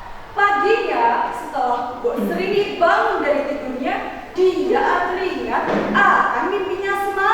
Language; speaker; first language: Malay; non-native, local second language; Javanese